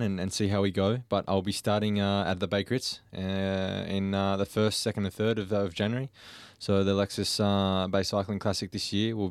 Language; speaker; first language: English; native; English